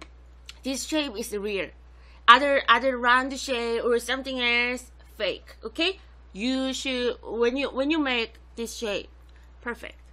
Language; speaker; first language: English; non-native, local second language; Korean